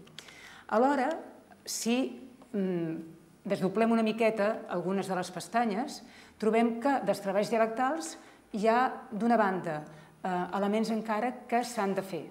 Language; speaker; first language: Catalan; native; Catalan